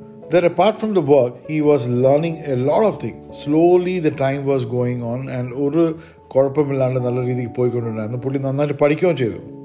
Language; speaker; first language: English; non-native, local second language; Malayalam